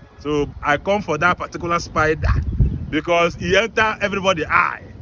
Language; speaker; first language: Nigerian Pidgin; non-native, local second language; Igbo